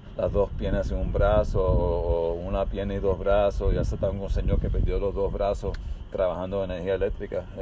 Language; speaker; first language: Spanish; early bilingual, heritage; Spanish